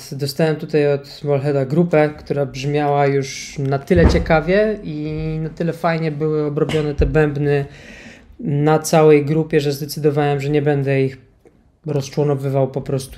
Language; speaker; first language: Polish; native; Polish